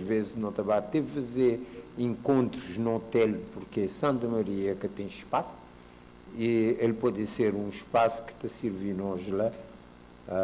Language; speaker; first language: Portuguese; non-native, local second language; Kabuverdianu